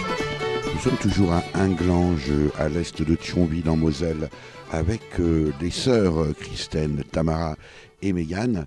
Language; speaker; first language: French; native; French